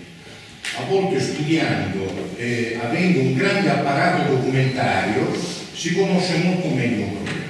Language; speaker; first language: Italian; native; Italian